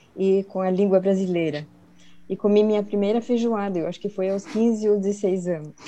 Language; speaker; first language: Portuguese; early bilingual, other home language; Swedish